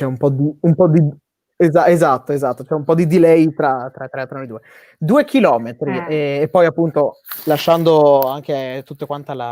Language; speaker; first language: Italian; native; Italian